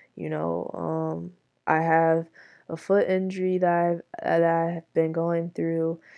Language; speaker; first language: English; native; English